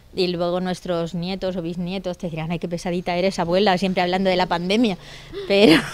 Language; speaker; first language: Spanish; native; Spanish